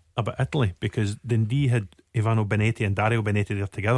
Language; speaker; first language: English; native; English